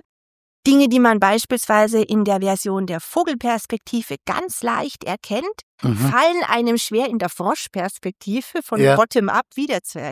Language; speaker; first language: German; native; German